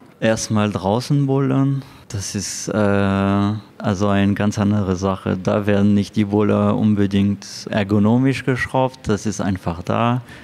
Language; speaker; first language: German; non-native, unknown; French